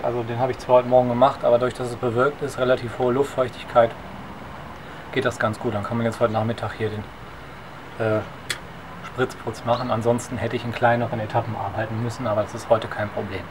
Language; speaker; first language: German; native; German